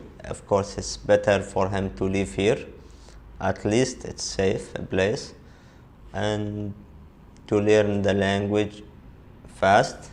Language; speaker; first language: English; non-native, learner; Arabic